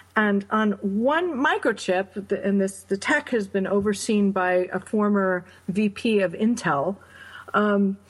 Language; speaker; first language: English; native; English